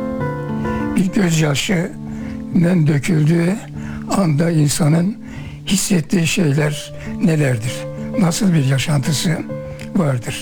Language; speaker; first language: Turkish; native; Turkish